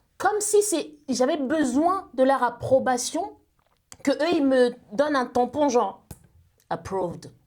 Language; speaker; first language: French; early bilingual, other home language; Lingala